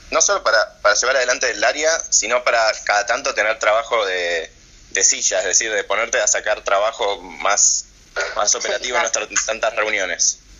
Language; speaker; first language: Spanish; native; Spanish